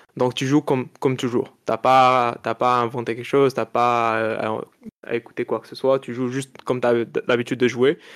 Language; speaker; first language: French; non-native, local second language; Arabic